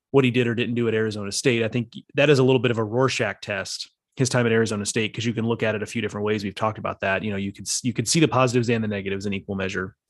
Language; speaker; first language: English; native; English